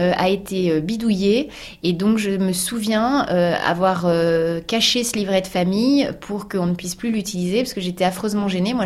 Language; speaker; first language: French; native; French